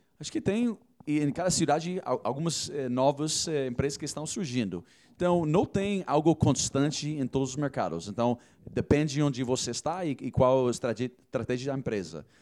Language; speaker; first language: Portuguese; non-native, fluent; English